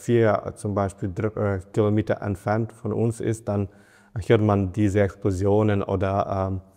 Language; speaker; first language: German; non-native, fluent; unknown